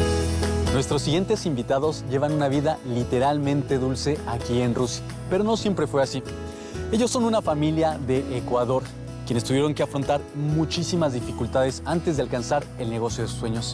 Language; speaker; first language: Spanish; native; Spanish